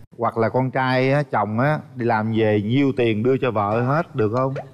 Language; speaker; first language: Vietnamese; native; Vietnamese